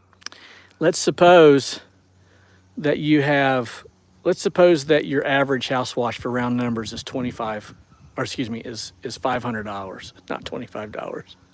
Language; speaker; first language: English; native; English